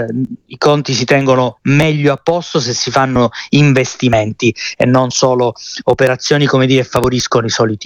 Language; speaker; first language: Italian; native; Italian